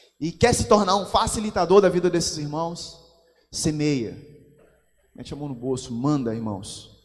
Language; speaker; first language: Portuguese; native; Portuguese